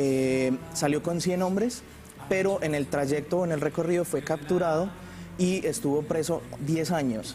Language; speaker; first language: Spanish; native; Spanish